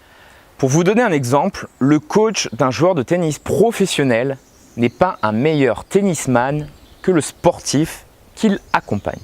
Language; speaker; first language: French; native; French